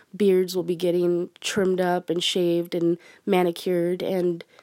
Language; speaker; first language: English; native; English